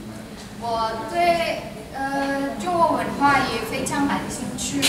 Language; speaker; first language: Chinese; non-native, fluent; Indonesian